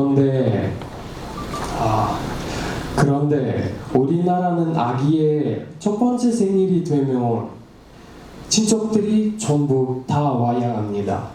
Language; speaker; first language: Korean; non-native, learner; Kyrgyz